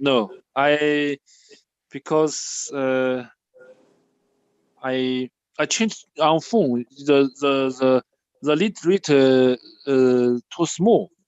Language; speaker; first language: English; non-native, learner; Chinese